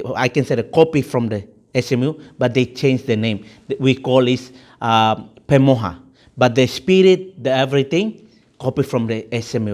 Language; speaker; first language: English; non-native, fluent; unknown